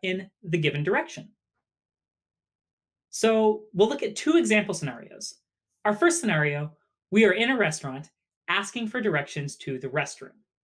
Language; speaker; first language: English; native; English